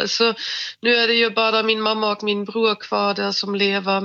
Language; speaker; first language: Swedish; non-native, fluent; German